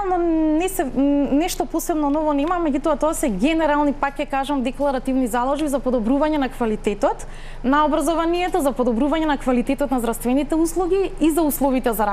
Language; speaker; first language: Macedonian; native; Macedonian